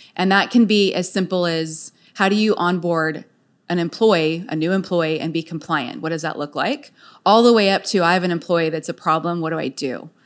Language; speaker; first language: English; native; English